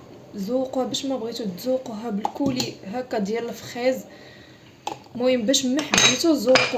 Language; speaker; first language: Arabic; native; Arabic